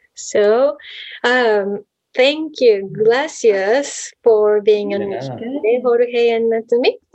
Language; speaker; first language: English; non-native, fluent; Japanese